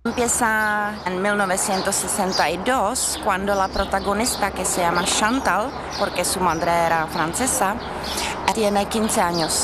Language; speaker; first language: Spanish; non-native, fluent; Czech